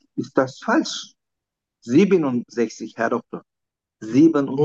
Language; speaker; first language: German; non-native, learner; Turkish